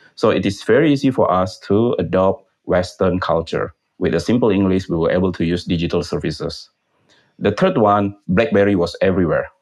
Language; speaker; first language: English; non-native, fluent; Indonesian